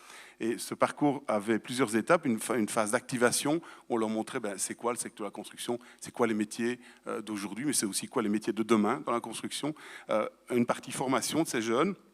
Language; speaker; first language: French; native; French